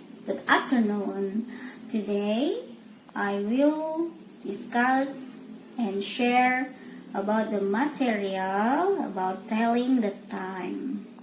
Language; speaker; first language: English; non-native, learner; Indonesian